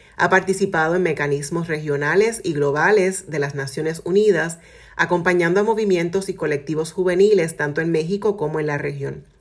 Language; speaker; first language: Spanish; native; Spanish